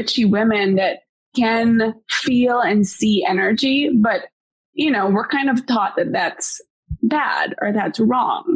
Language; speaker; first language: English; non-native, local second language; Hiligaynon